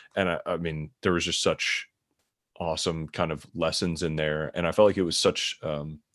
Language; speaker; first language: English; native; English